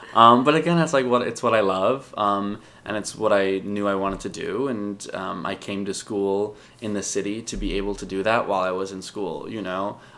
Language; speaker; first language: English; native; English